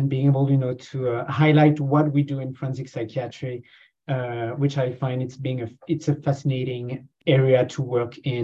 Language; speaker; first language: English; non-native, fluent; French